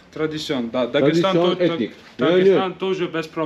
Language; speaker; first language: Russian; non-native, learner; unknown